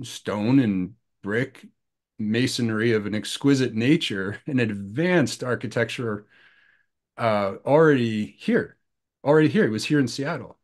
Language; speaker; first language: English; native; English